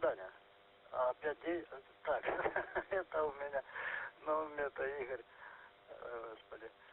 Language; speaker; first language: Russian; native; Russian